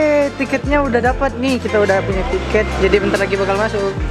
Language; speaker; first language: Indonesian; native; Indonesian